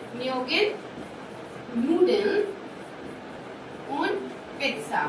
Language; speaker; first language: German; non-native, fluent; Hindi